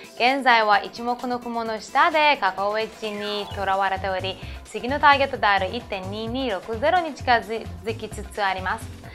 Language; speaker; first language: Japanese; non-native, fluent; Persian